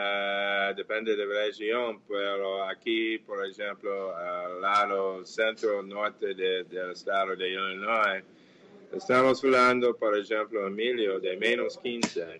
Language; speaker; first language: Portuguese; non-native, fluent; English